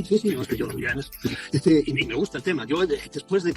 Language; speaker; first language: Spanish; native; Spanish